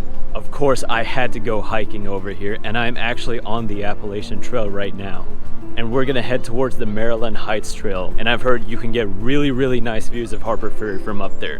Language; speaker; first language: English; native; English